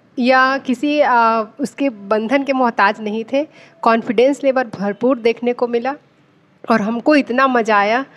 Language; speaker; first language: Hindi; native; Hindi